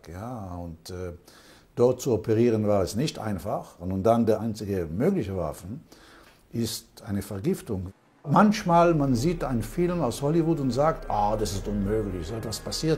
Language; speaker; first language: German; non-native, fluent; Hebrew